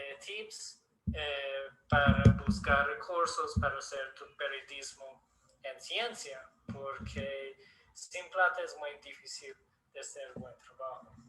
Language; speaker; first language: Spanish; non-native, learner; English